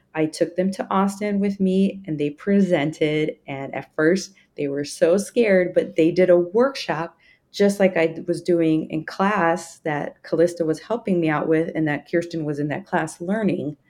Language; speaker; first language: English; native; English